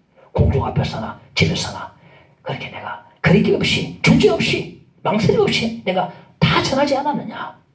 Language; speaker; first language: Korean; native; Korean